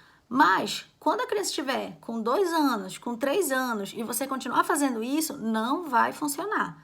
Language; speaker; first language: Portuguese; native; Portuguese